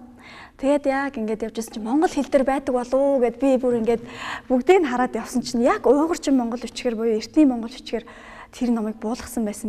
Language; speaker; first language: Mongolian; native; Mongolian